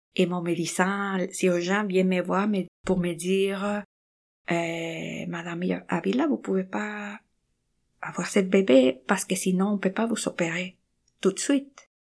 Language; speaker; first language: French; non-native, fluent; Spanish